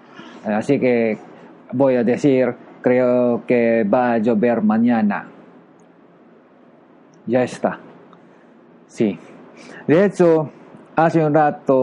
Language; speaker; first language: Spanish; non-native, learner; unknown